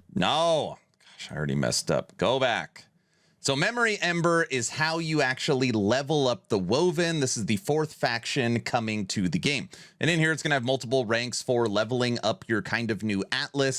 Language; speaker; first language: English; native; English